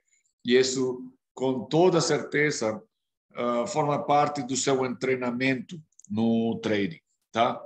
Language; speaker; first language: Portuguese; non-native, fluent; Spanish